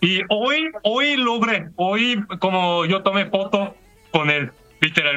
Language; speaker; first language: Spanish; non-native, fluent; Korean